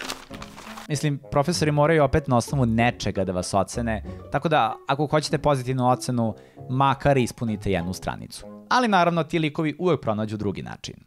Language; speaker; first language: Serbian; native; Serbian